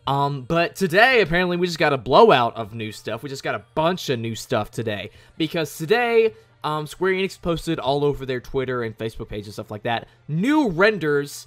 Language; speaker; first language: English; native; English